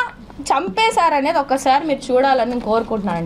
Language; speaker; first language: Telugu; native; Telugu